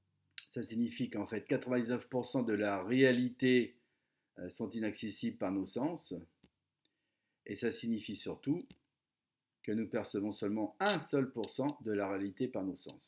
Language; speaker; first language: French; native; French